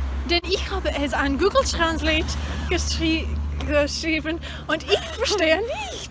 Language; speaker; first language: German; non-native, learner; English